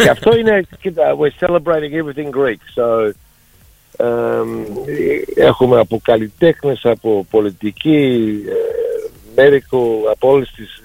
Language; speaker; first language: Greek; early bilingual, heritage; Greek